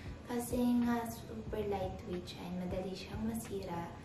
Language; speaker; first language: Filipino; native; Filipino